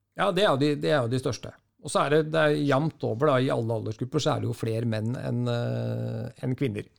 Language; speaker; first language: Norwegian; native; Norwegian